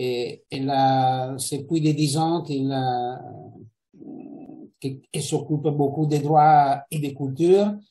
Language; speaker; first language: French; non-native, fluent; Italian